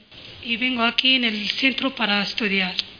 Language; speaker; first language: Spanish; non-native, learner; Arabic